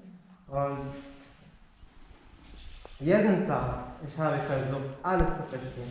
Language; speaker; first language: German; non-native, learner; Arabic